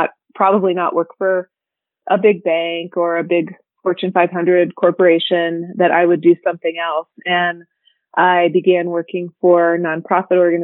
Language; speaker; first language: English; native; English